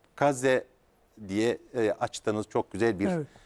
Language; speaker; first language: Turkish; native; Turkish